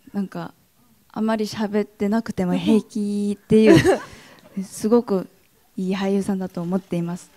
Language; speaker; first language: Japanese; non-native, fluent; Korean